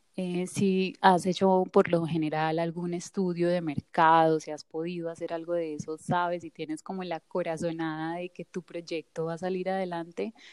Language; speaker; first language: Spanish; native; Spanish